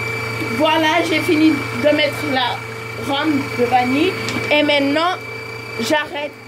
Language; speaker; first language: French; non-native, fluent; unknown